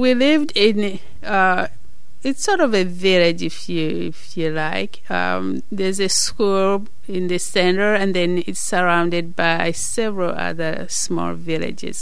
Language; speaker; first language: English; non-native, local second language; Nyanja